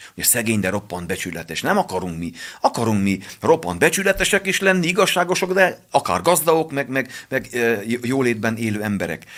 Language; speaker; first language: Hungarian; native; Hungarian